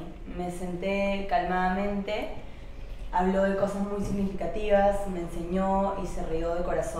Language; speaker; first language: Spanish; non-native, learner; English